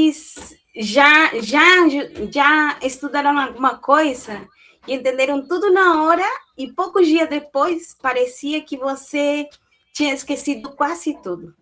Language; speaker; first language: Portuguese; non-native, fluent; Spanish